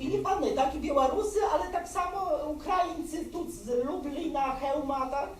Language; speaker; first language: Polish; non-native, local second language; Belarusian